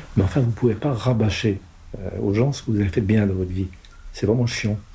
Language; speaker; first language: French; non-native, local second language; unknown